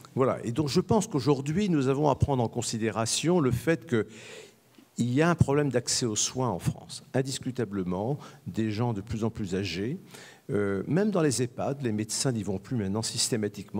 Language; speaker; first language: French; native; French